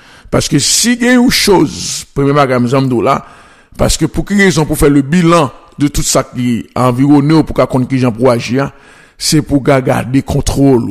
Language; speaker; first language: French; non-native, local second language; Haitian Creole